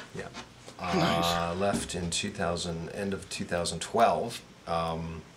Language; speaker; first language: English; native; English